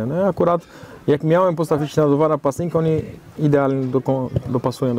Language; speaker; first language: Polish; non-native, fluent; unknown